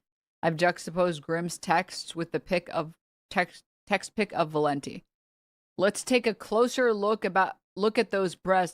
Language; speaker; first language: English; native; English